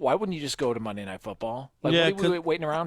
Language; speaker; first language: English; native; English